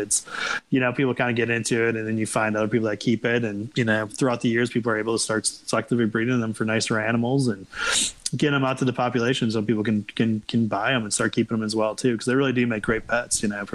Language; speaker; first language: English; native; English